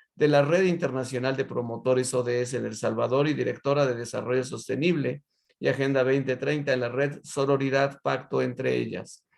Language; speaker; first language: Spanish; native; Spanish